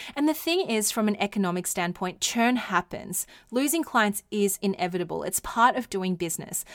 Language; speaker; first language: English; native; English